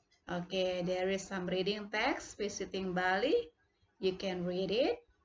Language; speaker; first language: English; non-native, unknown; Indonesian